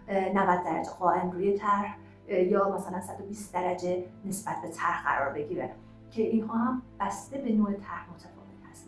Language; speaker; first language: Persian; native; Persian